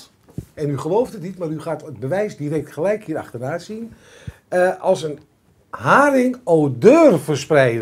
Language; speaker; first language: Dutch; native; Dutch